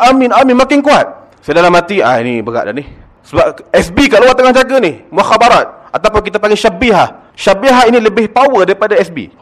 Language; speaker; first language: Malay; native; Malay